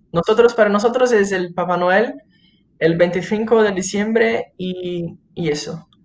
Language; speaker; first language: Spanish; non-native, fluent; Portuguese